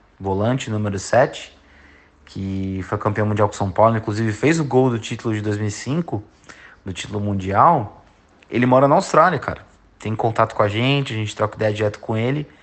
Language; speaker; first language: Portuguese; native; Portuguese